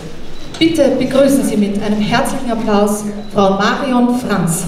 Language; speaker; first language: German; native; German